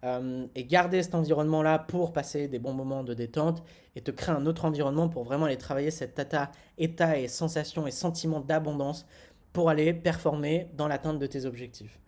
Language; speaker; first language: French; native; French